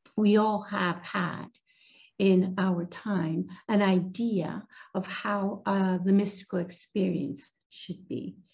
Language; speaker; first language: English; non-native, fluent; Spanish